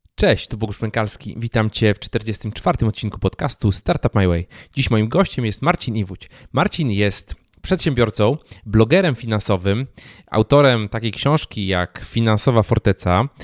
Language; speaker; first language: Polish; native; Polish